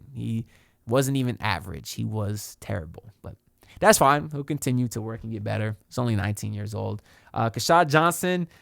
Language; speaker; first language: English; native; English